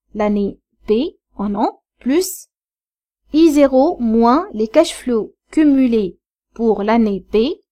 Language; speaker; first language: French; non-native, local second language; Arabic